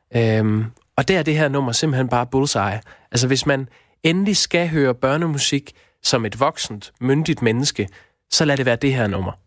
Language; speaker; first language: Danish; native; Danish